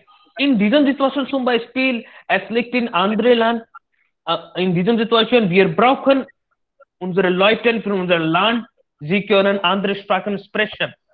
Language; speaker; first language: German; non-native, learner; Hindi